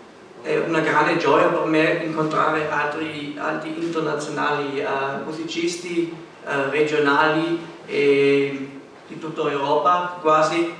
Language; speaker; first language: Italian; non-native, local second language; German